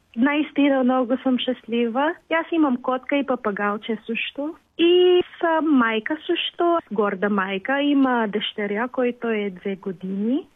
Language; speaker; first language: Bulgarian; non-native, learner; Filipino